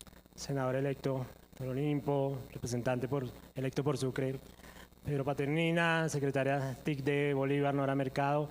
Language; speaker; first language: Spanish; native; Spanish